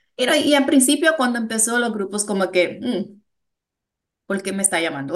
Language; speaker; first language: Spanish; early bilingual, heritage; Spanish